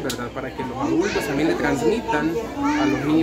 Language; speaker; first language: Spanish; native; Spanish